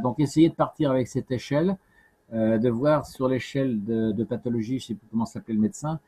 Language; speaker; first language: French; native; French